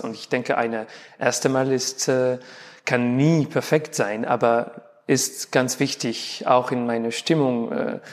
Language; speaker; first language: German; non-native, learner; French